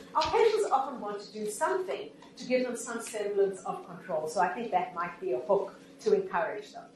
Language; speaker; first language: English; native; English